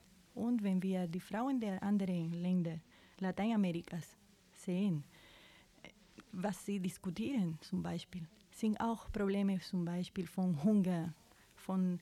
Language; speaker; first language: German; non-native, fluent; Spanish